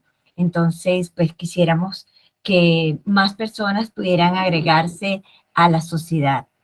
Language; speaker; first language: Spanish; native; Spanish